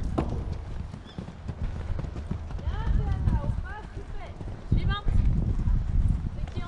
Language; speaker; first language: French; native; French